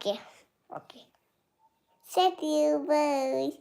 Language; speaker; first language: Hindi; non-native, local second language; Kok Borok